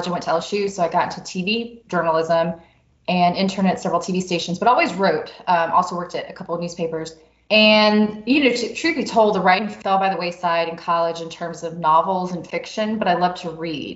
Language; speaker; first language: English; native; English